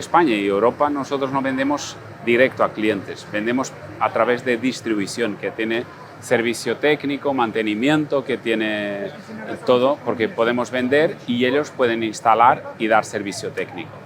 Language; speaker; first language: Spanish; non-native, fluent; Portuguese